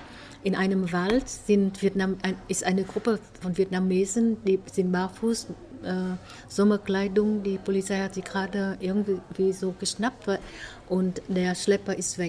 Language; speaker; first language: German; non-native, fluent; Vietnamese